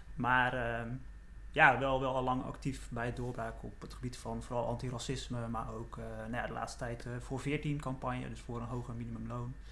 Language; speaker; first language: Dutch; native; Dutch